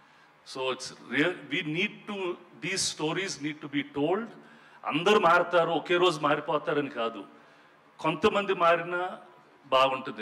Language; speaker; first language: Telugu; native; Telugu